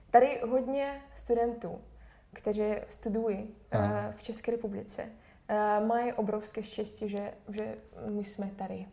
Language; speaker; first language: Czech; non-native, fluent; Russian